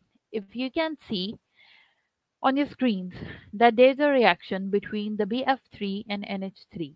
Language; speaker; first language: English; non-native, local second language; Urdu